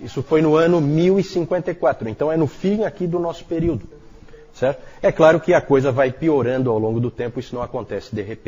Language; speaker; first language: Portuguese; native; Portuguese